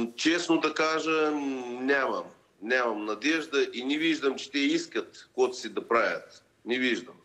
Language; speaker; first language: Bulgarian; early bilingual, heritage; Bulgarian